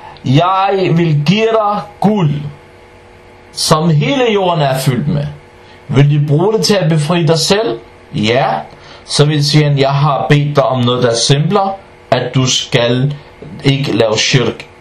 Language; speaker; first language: Danish; non-native, fluent; Arabic